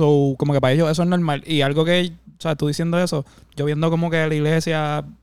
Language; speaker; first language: Spanish; native; Spanish